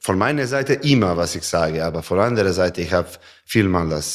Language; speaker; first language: German; non-native, learner; Serbian